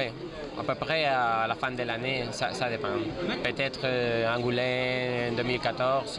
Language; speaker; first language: French; non-native, fluent; Spanish